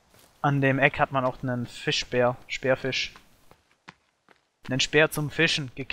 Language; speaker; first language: German; native; German